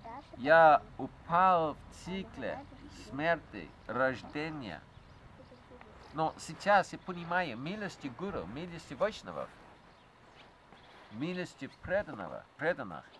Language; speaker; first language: Russian; non-native, fluent; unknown